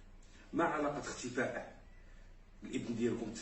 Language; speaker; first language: Arabic; native; Arabic